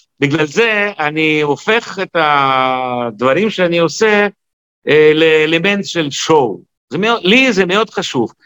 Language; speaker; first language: Hebrew; non-native, fluent; Russian